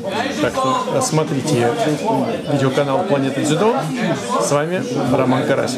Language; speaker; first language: Russian; native; Russian